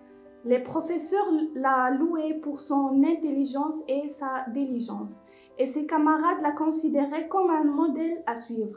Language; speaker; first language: French; non-native, local second language; Arabic